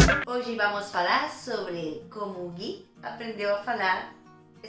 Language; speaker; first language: Portuguese; non-native, fluent; Spanish